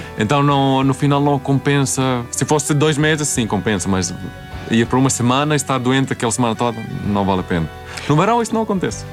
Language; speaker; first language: Portuguese; non-native, fluent; Swedish